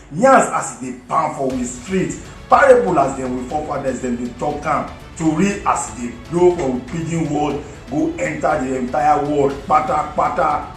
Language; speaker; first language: Nigerian Pidgin; non-native, local second language; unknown